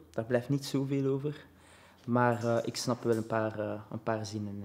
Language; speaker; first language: Dutch; early bilingual, other home language; Arabic